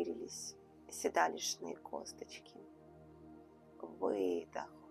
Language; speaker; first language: Russian; native; Russian